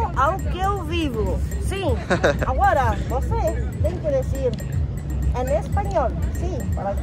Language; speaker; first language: Portuguese; non-native, learner; Spanish